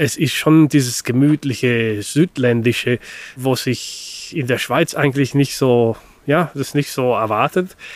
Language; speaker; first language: German; non-native, local second language; Italian